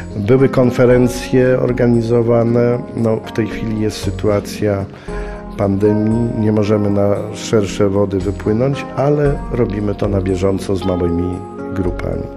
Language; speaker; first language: Polish; native; Polish